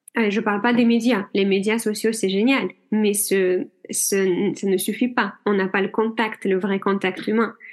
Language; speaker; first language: French; non-native, fluent; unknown